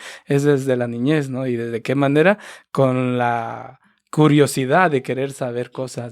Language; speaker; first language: Spanish; native; Spanish